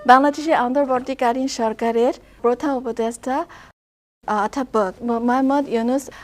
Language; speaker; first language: Bangla; non-native, fluent; Chinese